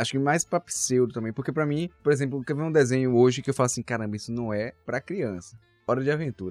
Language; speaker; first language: Portuguese; native; Portuguese